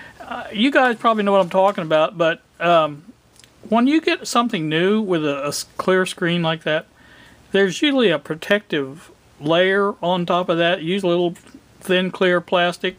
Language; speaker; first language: English; native; English